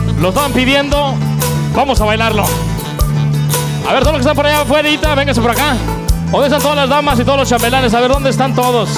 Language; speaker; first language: Spanish; native; Spanish